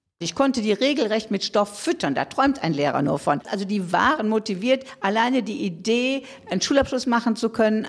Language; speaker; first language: German; native; German